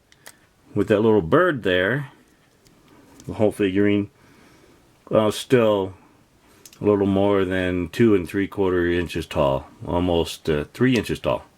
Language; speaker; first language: English; native; English